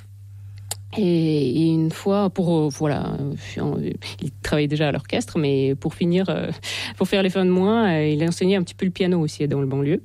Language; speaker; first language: French; non-native, fluent; Russian